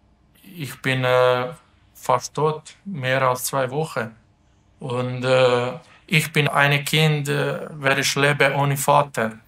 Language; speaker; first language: German; non-native, learner; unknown